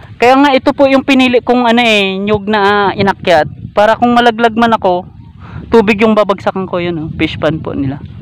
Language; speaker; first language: Filipino; native; Filipino